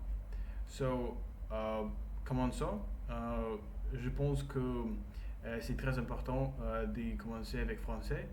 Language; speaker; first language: French; non-native, learner; Russian